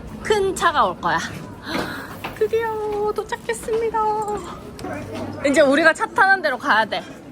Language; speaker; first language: Korean; native; Korean